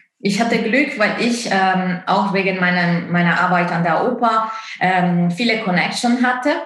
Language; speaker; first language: German; non-native, fluent; Italian